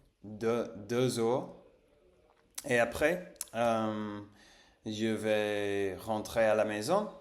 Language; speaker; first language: French; non-native, learner; English